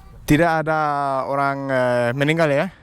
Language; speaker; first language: Indonesian; non-native, learner; English